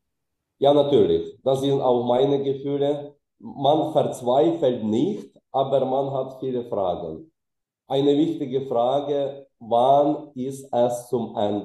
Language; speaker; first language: German; non-native, fluent; Ukrainian